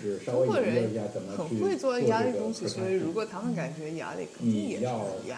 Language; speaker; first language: Chinese; non-native, learner; English